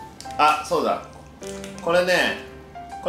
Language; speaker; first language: Japanese; native; Japanese